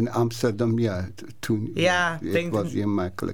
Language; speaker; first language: Dutch; non-native, learner; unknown